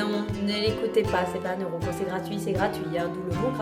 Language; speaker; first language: French; native; French